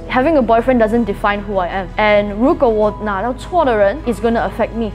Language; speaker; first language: English; non-native, local second language; Chinese